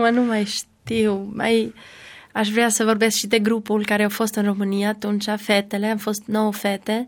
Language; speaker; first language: Romanian; non-native, learner; Albanian